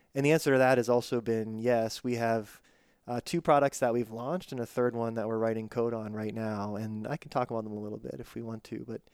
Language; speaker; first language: English; native; English